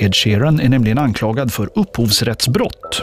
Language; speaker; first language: Swedish; native; Swedish